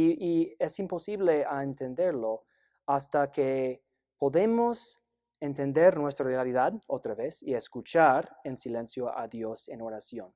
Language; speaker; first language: Spanish; non-native, fluent; English